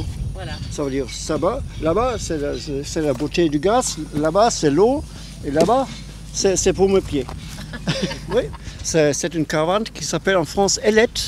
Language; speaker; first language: French; non-native, fluent; German